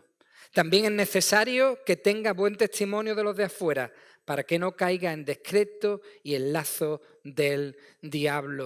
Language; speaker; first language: Spanish; native; Spanish